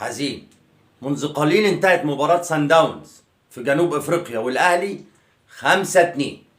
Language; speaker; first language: Arabic; native; Arabic